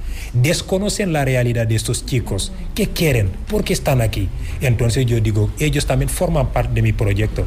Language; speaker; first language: Spanish; non-native, fluent; Wolof